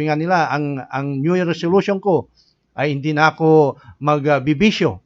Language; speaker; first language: Filipino; native; Filipino